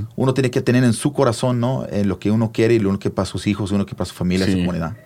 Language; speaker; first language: Spanish; early bilingual, heritage; Spanish